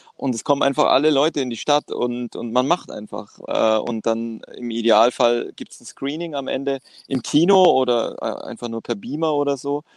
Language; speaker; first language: German; non-native, fluent; Greek